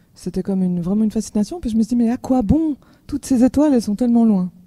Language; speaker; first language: French; native; French